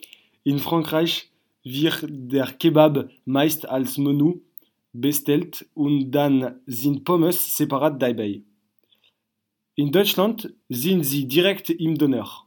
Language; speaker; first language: German; non-native, learner; French